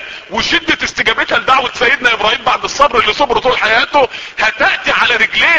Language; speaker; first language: Arabic; native; Arabic